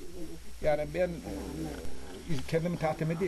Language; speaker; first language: Turkish; native; Turkish